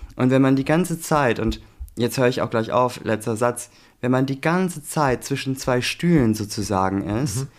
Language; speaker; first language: German; early bilingual, other home language; Turkish